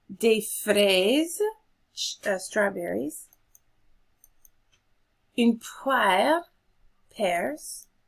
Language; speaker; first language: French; non-native, fluent; English